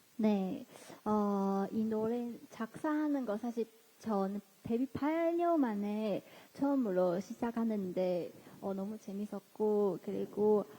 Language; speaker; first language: Korean; non-native, fluent; Chinese